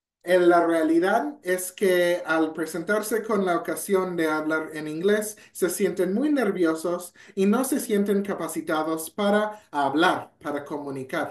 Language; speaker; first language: Spanish; non-native, fluent; English